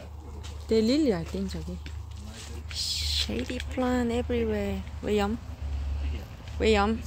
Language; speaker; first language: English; non-native, learner; Korean